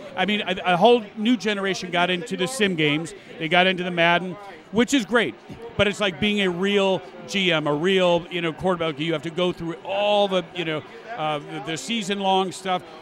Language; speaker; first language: English; native; English